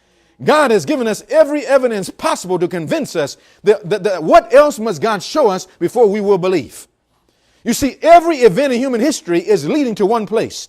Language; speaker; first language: English; native; English